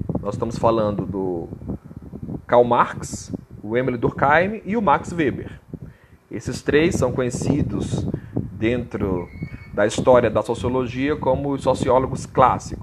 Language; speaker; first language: Portuguese; native; Portuguese